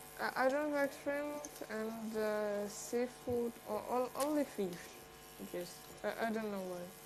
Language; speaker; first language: English; non-native, learner; Russian